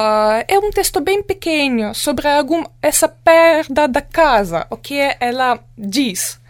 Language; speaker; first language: Portuguese; non-native, fluent; Ukrainian